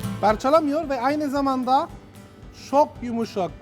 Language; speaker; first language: Turkish; non-native, learner; Italian